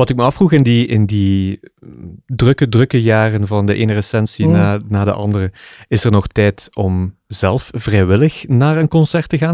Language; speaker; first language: Dutch; native; Dutch